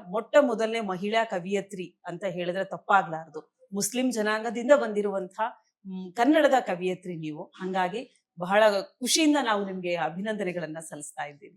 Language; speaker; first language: Kannada; native; Kannada